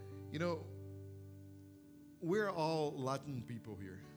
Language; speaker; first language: English; non-native, fluent; Portuguese